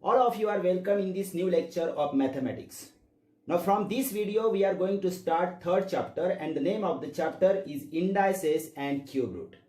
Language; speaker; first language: English; non-native, local second language; Marathi